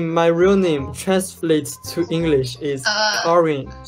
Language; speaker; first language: English; non-native, learner; Chinese